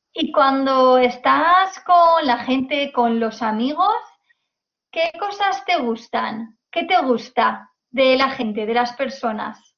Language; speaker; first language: Spanish; native; Spanish